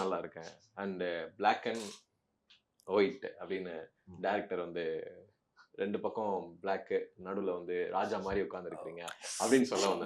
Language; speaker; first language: Tamil; native; Tamil